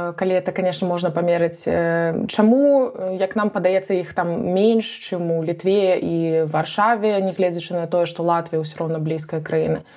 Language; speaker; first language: Belarusian; native; Belarusian